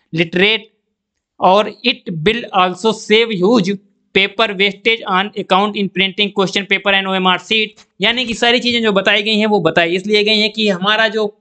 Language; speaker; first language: Hindi; native; Hindi